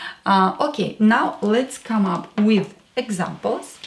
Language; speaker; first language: English; non-native, fluent; Russian